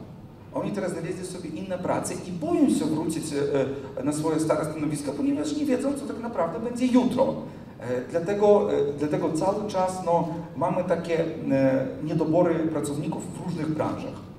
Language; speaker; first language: Polish; non-native, fluent; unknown